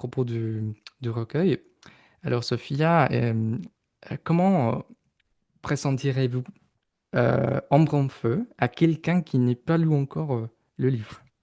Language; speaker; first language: French; non-native, fluent; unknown